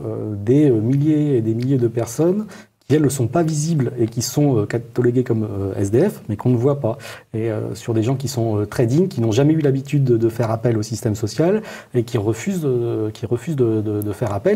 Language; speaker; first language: French; native; French